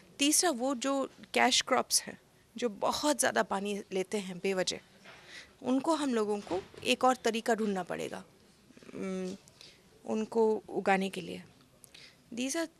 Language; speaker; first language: Hindi; native; Hindi